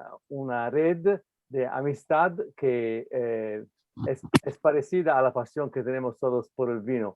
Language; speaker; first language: Spanish; non-native, fluent; Italian